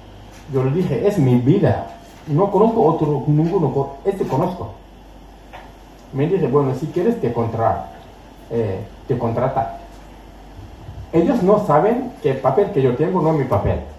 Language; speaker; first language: Spanish; non-native, learner; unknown